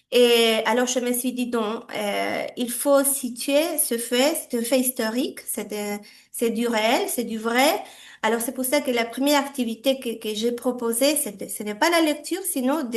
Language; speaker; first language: French; non-native, fluent; Spanish